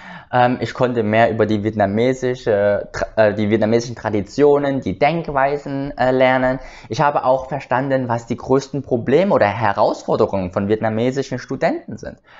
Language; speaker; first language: German; early bilingual, other home language; Vietnamese